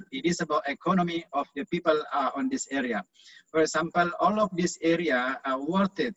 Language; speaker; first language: English; non-native, fluent; Indonesian